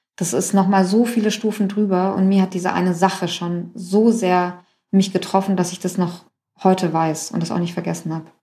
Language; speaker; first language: German; native; German